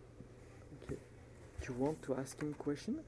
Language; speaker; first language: English; non-native, fluent; French